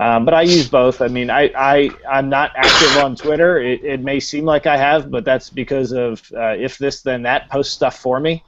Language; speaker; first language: English; native; English